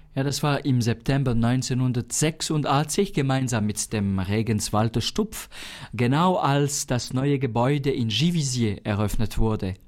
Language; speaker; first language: German; non-native, local second language; French